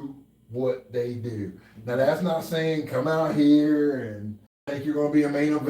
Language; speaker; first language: English; native; English